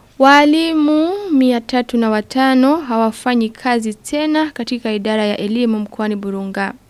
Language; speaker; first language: Swahili; non-native, local second language; Rundi